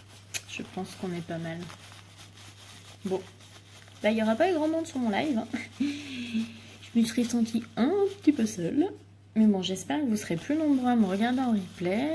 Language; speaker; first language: French; native; French